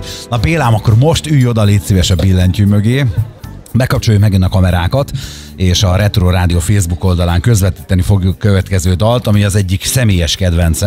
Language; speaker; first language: Hungarian; native; Hungarian